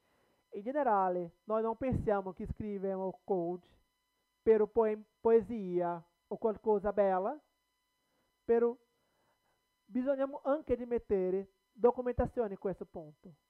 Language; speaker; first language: Italian; non-native, learner; Portuguese